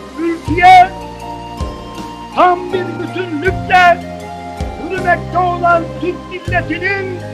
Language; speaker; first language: Turkish; native; Turkish